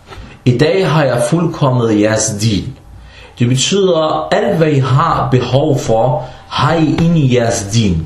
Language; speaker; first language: Danish; non-native, fluent; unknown